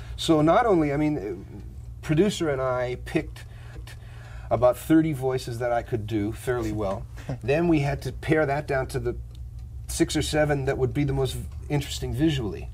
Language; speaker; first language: English; native; English